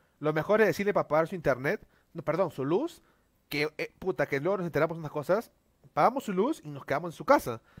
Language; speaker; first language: Spanish; native; Spanish